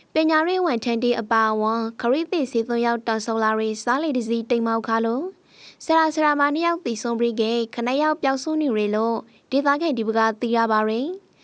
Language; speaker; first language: Burmese; native; Burmese